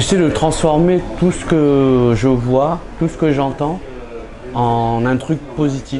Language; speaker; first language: French; early bilingual, other home language; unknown